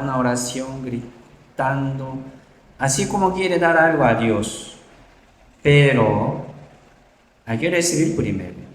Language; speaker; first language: Spanish; non-native, learner; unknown